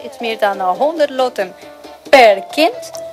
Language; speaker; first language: Dutch; non-native, fluent; Spanish